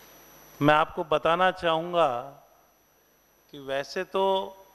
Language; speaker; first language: Hindi; native; Hindi